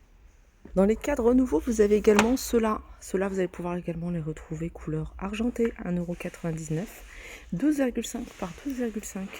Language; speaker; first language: French; native; French